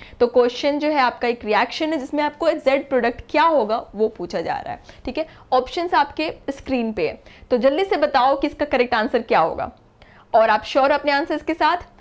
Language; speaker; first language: Hindi; native; Hindi